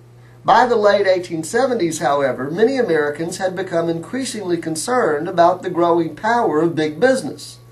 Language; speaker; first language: English; native; English